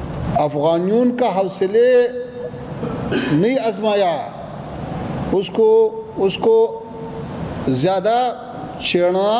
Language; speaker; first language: Hindi; non-native, fluent; Pashto